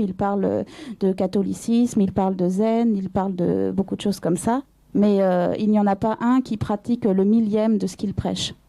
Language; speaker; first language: French; native; French